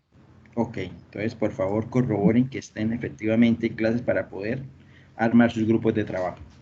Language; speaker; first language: Spanish; native; Spanish